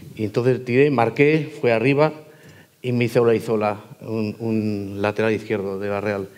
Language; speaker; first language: Spanish; native; Spanish